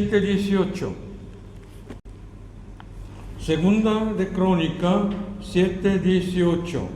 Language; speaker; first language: Spanish; non-native, learner; Korean